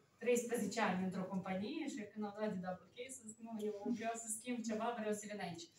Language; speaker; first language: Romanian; native; Romanian